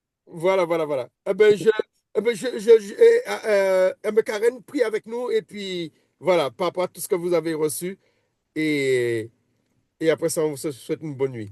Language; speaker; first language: French; native; French